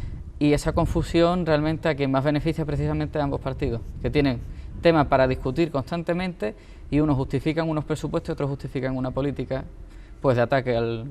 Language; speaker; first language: Spanish; native; Spanish